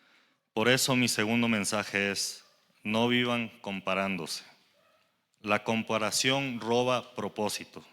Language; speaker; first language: Spanish; early bilingual, other home language; Korean